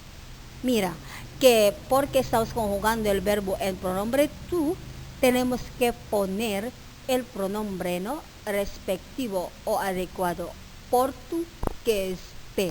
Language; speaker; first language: Spanish; non-native, fluent; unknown